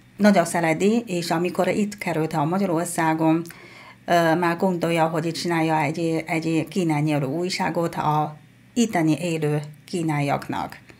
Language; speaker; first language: Hungarian; non-native, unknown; Chinese